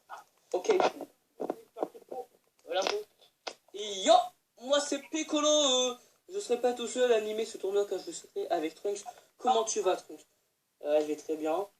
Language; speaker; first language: French; native; French